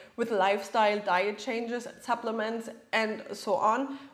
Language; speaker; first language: English; non-native, fluent; German